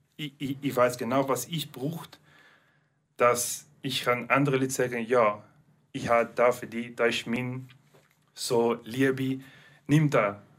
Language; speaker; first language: German; non-native, learner; English